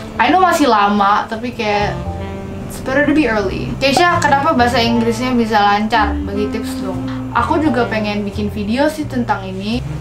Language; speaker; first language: Indonesian; non-native, local second language; English